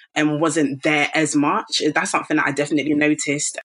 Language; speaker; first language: English; early bilingual, other home language; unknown